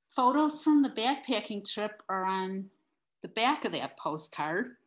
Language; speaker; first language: English; native; English